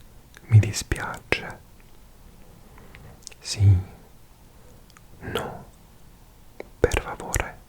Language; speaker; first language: Italian; non-native, learner; English